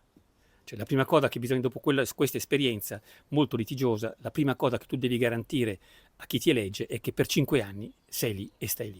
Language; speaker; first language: Italian; native; Italian